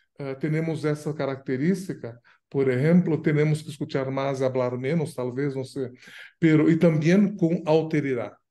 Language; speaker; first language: Portuguese; native; Portuguese